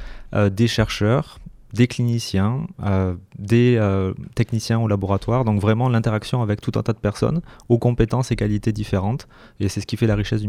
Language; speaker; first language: French; native; French